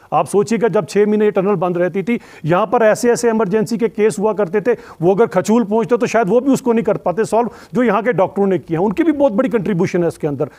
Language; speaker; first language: Hindi; native; Hindi